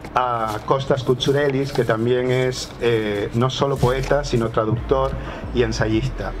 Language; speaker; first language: Spanish; native; Spanish